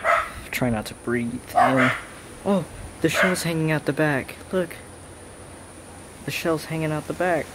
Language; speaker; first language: English; native; English